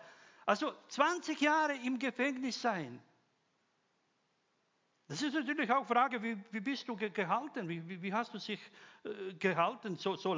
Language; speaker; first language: German; non-native, fluent; Croatian